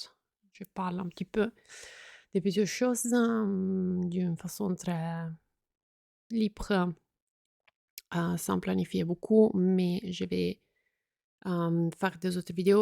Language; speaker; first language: French; non-native, fluent; Italian